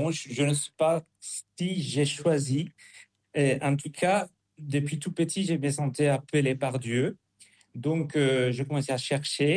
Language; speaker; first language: French; non-native, fluent; Spanish